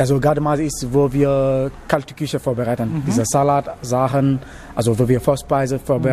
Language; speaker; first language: German; non-native, learner; Wolof